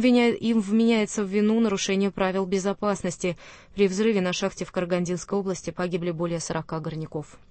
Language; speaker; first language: Russian; native; Russian